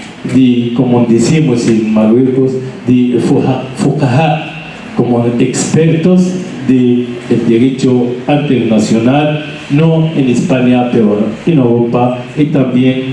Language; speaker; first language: Spanish; non-native, learner; Arabic